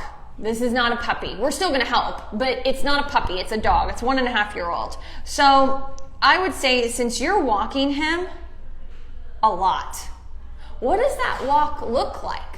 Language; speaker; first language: English; native; English